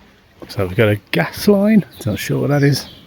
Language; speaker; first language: English; native; English